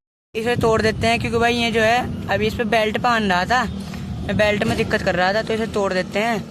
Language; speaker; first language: Hindi; native; Hindi